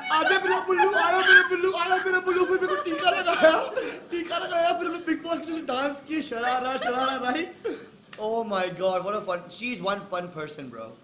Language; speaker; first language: Hindi; native; Hindi